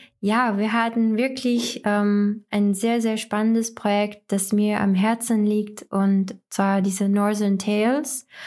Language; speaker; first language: German; non-native, fluent; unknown